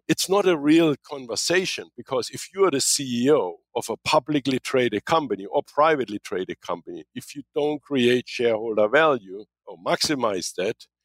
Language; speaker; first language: English; non-native, fluent; German